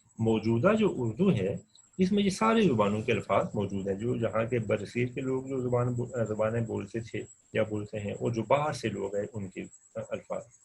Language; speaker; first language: Urdu; non-native, local second language; Punjabi